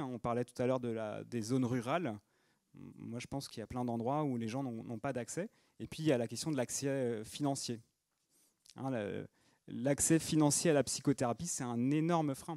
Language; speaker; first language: French; native; French